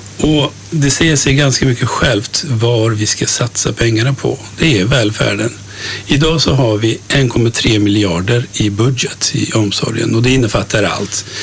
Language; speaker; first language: Swedish; early bilingual, other home language; Turkish